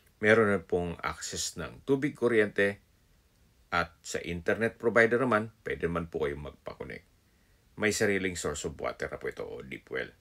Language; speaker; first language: Filipino; non-native, local second language; Bikol